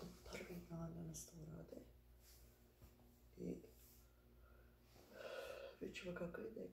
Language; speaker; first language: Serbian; early bilingual, heritage; Bosnian